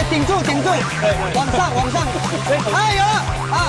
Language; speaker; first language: Chinese; native; Chinese